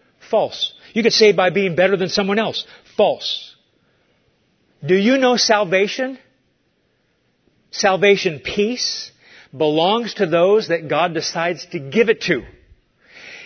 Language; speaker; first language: English; native; English